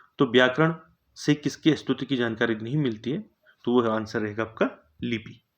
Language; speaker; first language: Hindi; native; Hindi